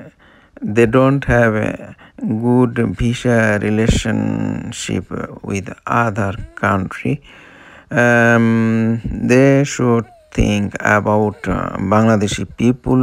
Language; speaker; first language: English; non-native, local second language; Bangla